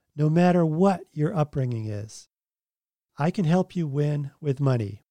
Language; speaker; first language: English; native; English